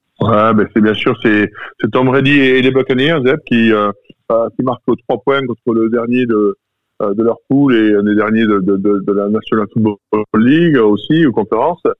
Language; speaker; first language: French; native; French